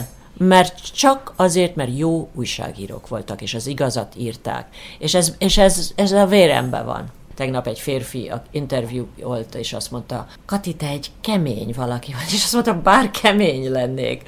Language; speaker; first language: Hungarian; early bilingual, heritage; Hungarian